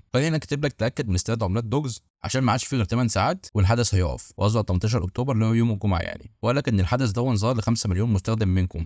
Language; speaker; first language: Arabic; native; Arabic